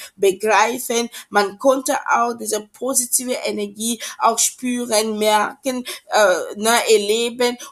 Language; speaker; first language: German; non-native, fluent; French